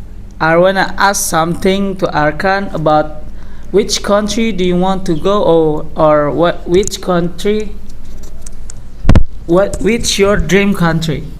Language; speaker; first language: English; non-native, learner; Indonesian